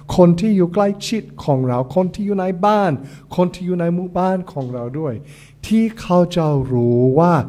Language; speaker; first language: Thai; non-native, fluent; English